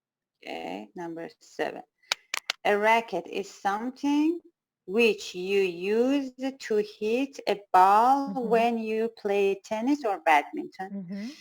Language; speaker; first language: English; non-native, learner; Persian